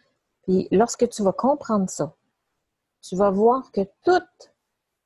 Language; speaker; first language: French; native; French